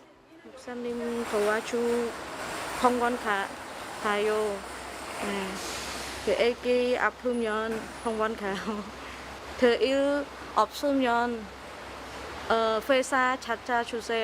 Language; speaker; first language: Korean; non-native, learner; Khmer